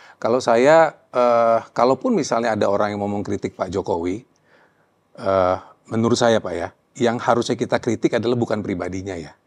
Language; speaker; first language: Indonesian; native; Indonesian